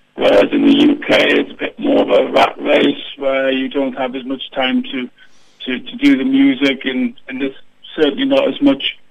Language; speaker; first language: English; native; English